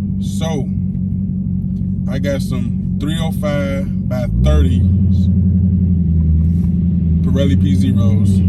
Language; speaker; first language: English; native; English